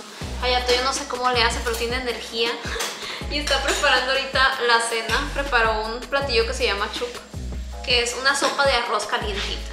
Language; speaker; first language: Spanish; native; Spanish